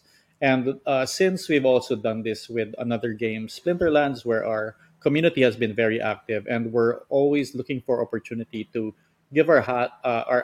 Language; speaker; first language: English; non-native, local second language; Filipino